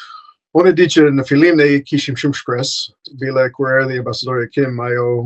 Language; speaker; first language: Albanian; non-native, fluent; English